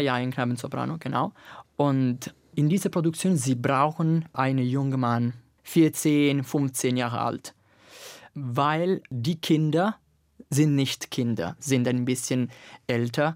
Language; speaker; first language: German; non-native, learner; Italian